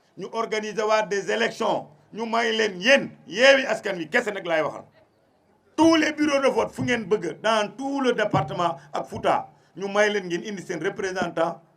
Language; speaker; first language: Wolof; non-native, local second language; Fula